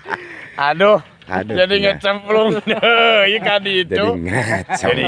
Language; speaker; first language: Indonesian; non-native, local second language; Sundanese